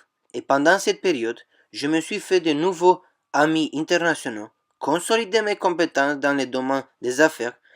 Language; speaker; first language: French; non-native, fluent; Romanian